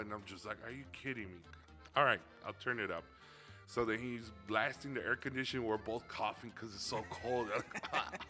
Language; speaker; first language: English; early bilingual, other home language; Spanish